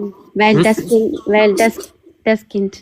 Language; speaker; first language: German; non-native, learner; Amharic